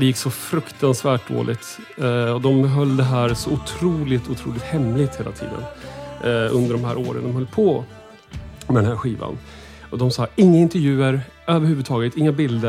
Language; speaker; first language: Swedish; native; Swedish